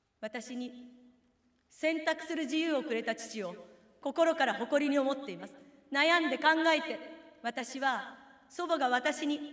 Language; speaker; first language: Japanese; native; Japanese